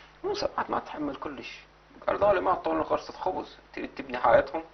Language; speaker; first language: Arabic; native; Arabic